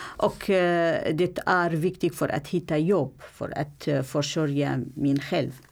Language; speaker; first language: Swedish; non-native, learner; Arabic